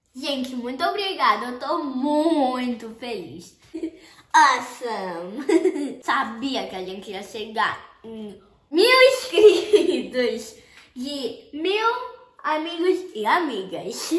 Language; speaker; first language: Portuguese; early bilingual, heritage; Portuguese